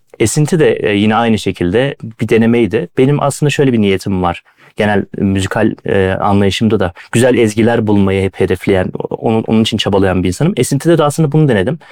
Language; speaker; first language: Turkish; native; Turkish